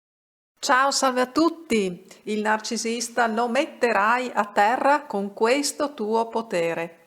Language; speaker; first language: Italian; native; Italian